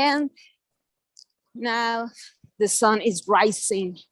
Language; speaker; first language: English; non-native, fluent; Spanish